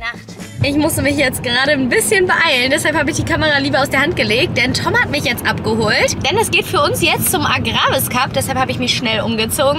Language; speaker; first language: German; native; German